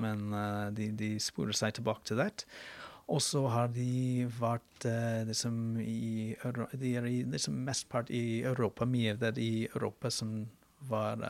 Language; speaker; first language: Norwegian; non-native, fluent; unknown